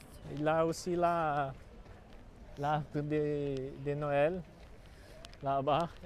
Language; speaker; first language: French; non-native, learner; Portuguese